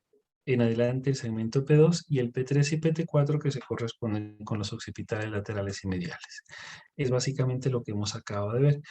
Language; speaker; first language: Spanish; native; Spanish